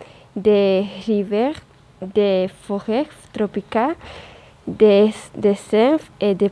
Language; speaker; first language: French; non-native, learner; Spanish